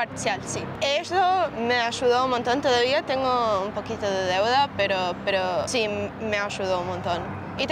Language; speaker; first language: Spanish; early bilingual, heritage; Spanish